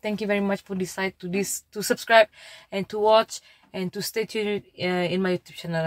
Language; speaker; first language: English; non-native, local second language; Malay